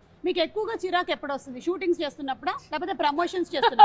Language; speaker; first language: Telugu; native; Telugu